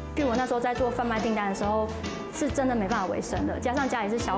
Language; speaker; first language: Chinese; native; Chinese